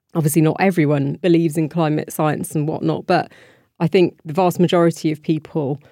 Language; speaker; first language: English; native; English